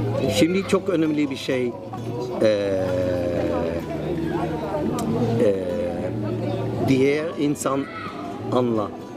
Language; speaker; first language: Turkish; non-native, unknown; Dutch